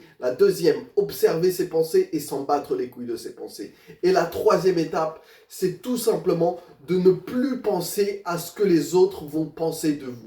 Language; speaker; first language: French; native; French